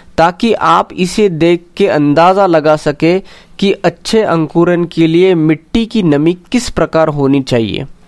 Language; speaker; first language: Hindi; non-native, local second language; Marathi